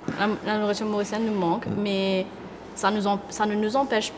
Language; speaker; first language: French; non-native, local second language; Morisyen